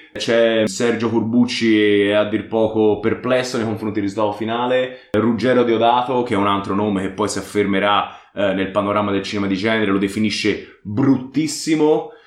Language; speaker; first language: Italian; native; Italian